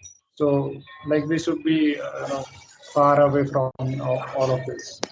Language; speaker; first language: English; non-native, fluent; Hindi